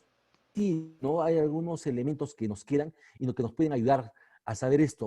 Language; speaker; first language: Spanish; native; Spanish